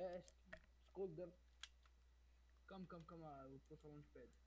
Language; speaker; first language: English; non-native, learner; Arabic